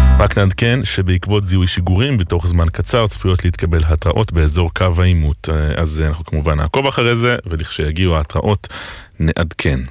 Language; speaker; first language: Hebrew; native; Hebrew